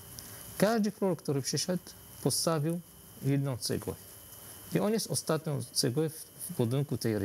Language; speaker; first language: Polish; non-native, fluent; Arabic